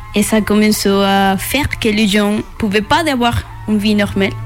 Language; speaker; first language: French; non-native, learner; Spanish